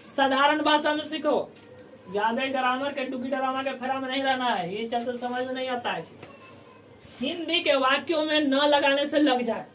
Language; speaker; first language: Hindi; native; Hindi